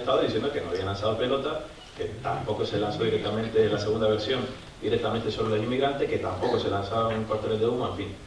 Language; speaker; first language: Spanish; native; Spanish